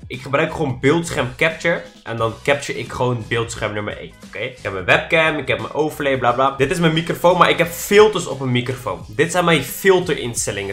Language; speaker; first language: Dutch; native; Dutch